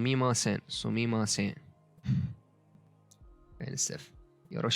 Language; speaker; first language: Japanese; non-native, learner; Turkish